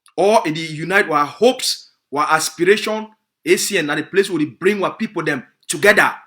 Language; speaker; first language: Nigerian Pidgin; native; Nigerian Pidgin